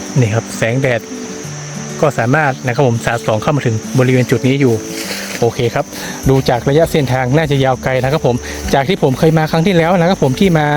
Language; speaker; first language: Thai; native; Thai